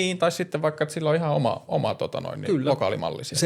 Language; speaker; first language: Finnish; native; Finnish